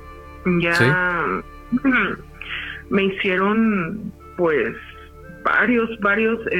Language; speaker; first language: Spanish; native; Spanish